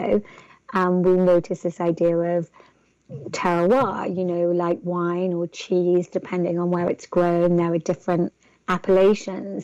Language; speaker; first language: English; native; English